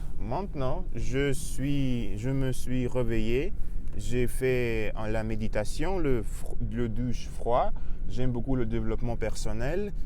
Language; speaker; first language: French; non-native, learner; Russian